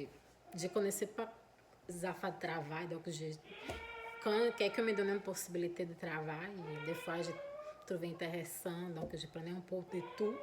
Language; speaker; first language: French; non-native, fluent; Portuguese